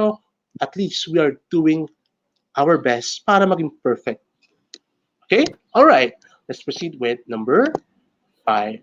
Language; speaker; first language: English; non-native, local second language; Filipino